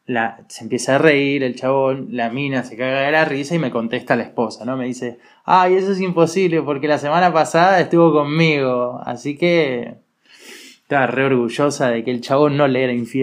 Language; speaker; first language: Spanish; native; Spanish